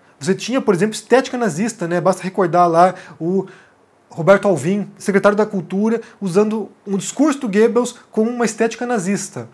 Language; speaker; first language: Portuguese; native; Portuguese